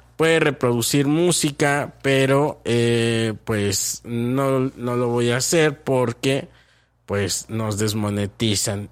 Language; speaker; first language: Spanish; native; Spanish